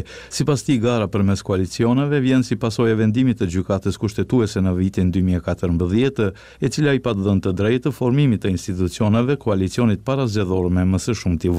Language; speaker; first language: Albanian; native; Albanian